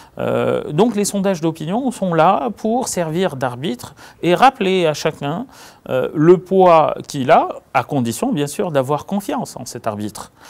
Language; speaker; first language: French; native; French